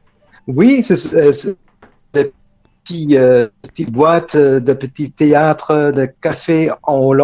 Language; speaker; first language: French; non-native, fluent; Dutch